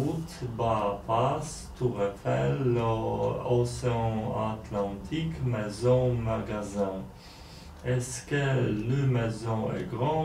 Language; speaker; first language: French; non-native, learner; Polish